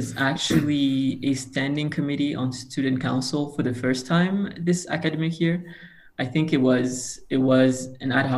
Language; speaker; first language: English; non-native, local second language; Kinyarwanda